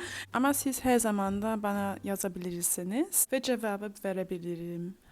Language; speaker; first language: Turkish; early bilingual, heritage; Turkish